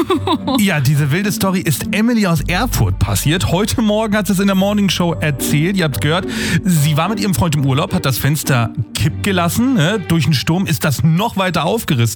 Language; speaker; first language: German; native; German